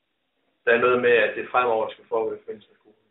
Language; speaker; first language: Danish; native; Danish